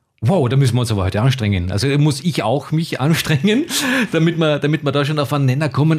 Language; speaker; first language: German; native; German